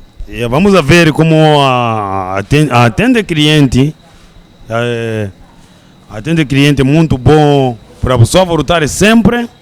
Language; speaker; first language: Portuguese; non-native, learner; Kinyarwanda